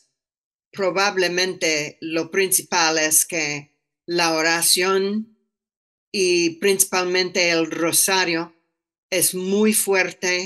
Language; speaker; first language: Spanish; non-native, fluent; English